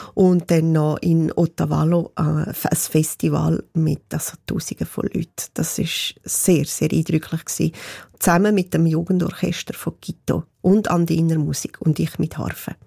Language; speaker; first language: German; non-native, local second language; Romansh